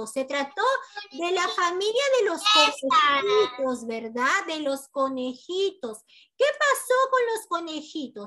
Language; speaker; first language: Spanish; native; Spanish